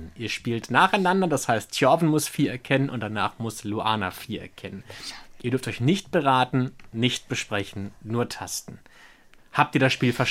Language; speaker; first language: German; native; German